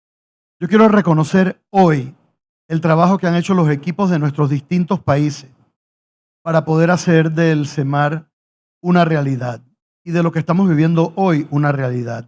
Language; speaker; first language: Spanish; native; Spanish